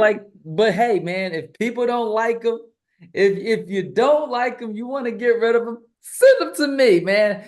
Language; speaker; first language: English; native; English